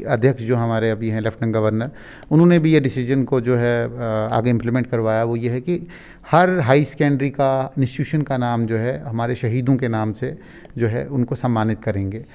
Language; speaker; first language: Hindi; non-native, local second language; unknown